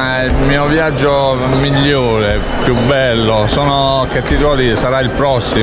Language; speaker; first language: Italian; native; Italian